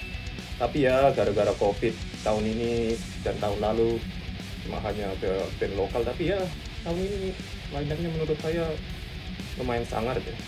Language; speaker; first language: Indonesian; non-native, fluent; Japanese